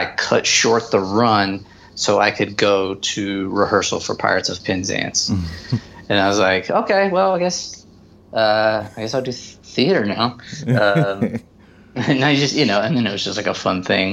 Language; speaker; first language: English; native; English